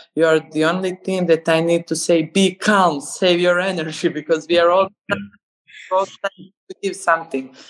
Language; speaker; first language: English; non-native, fluent; Serbian